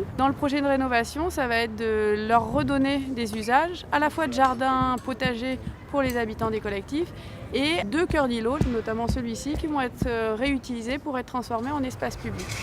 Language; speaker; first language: French; native; French